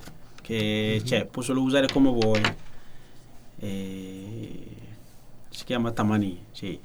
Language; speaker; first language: Italian; non-native, learner; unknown